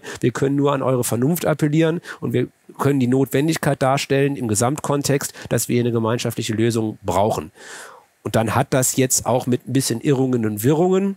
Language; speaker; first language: German; native; German